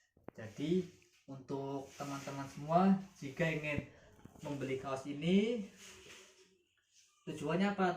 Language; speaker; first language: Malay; non-native, local second language; Javanese